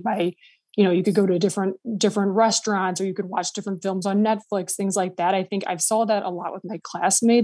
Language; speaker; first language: English; native; English